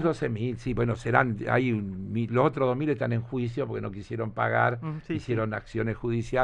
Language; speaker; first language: Spanish; native; Spanish